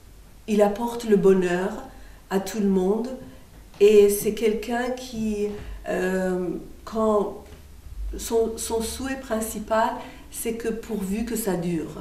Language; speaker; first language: French; non-native, fluent; Persian